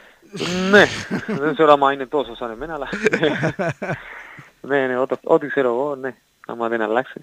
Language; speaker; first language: Greek; non-native, learner; Spanish